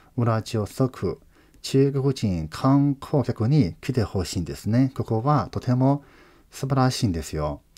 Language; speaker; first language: Japanese; non-native, fluent; Chinese